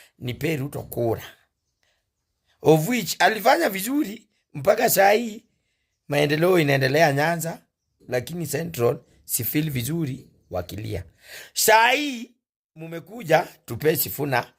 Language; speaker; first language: Swahili; non-native, local second language; Luyia